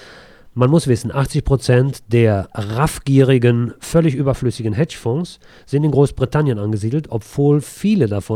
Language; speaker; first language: German; native; German